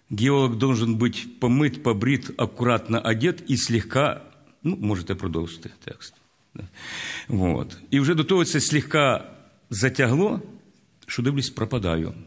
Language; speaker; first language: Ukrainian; native; Ukrainian